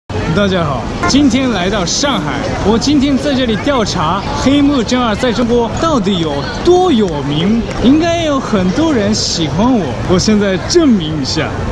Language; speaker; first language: Chinese; non-native, fluent; Japanese